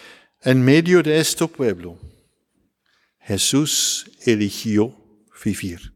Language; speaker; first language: Spanish; non-native, fluent; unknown